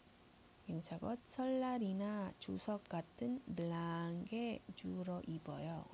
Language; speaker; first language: Korean; non-native, fluent; Iloko